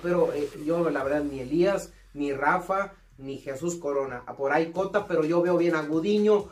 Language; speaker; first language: Spanish; native; Spanish